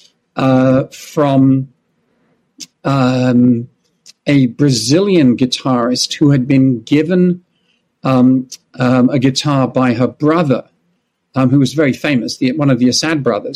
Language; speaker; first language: English; native; English